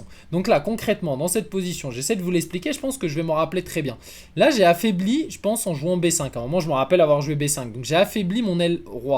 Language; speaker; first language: French; native; French